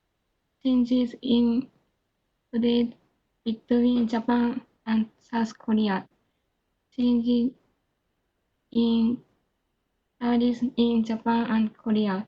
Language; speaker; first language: English; non-native, learner; Japanese